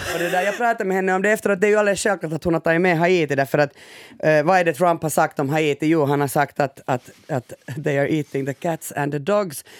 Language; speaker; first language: Swedish; native; Swedish